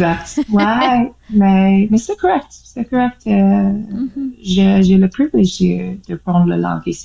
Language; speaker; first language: French; non-native, learner; English